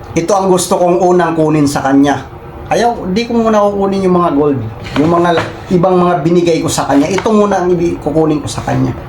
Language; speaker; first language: Filipino; non-native, local second language; Cebuano